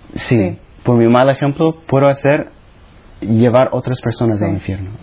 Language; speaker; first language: Spanish; non-native, fluent; Filipino